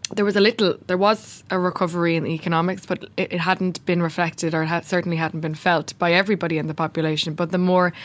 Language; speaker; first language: English; native; English